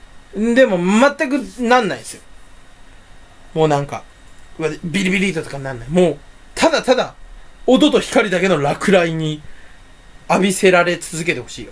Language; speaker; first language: Japanese; native; Japanese